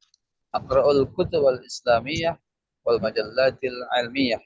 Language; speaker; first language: Arabic; non-native, learner; Indonesian